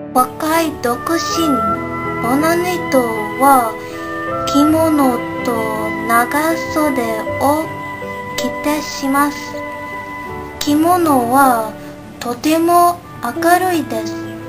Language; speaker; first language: Japanese; non-native, learner; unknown